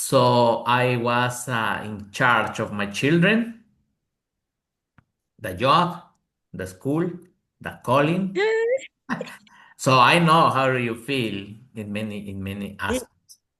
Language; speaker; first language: English; non-native, learner; Spanish